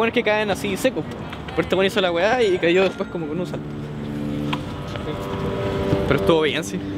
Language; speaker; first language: Spanish; native; Spanish